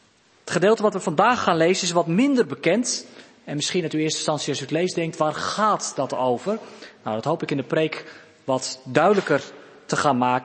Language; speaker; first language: Dutch; native; Dutch